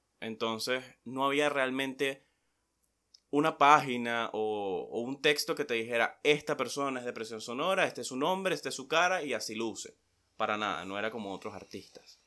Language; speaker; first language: Spanish; native; Spanish